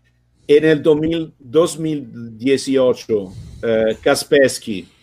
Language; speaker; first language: Spanish; non-native, fluent; Italian